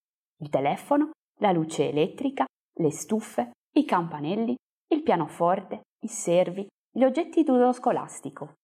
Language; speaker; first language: Italian; native; Italian